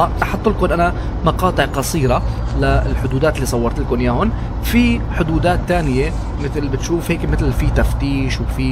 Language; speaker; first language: Arabic; native; Arabic